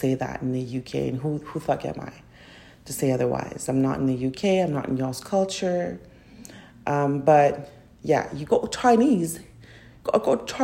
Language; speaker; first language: English; native; English